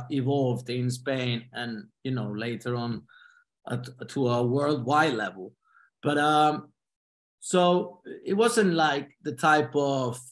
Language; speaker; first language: English; non-native, fluent; Spanish